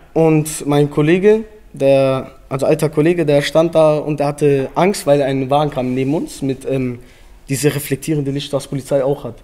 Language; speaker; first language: German; early bilingual, other home language; Albanian